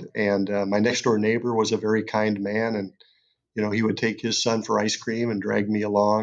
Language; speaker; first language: English; native; English